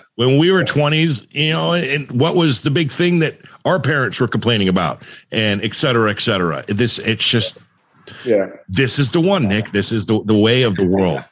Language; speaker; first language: English; native; English